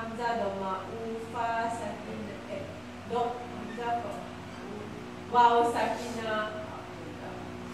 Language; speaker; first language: Arabic; non-native, learner; Malay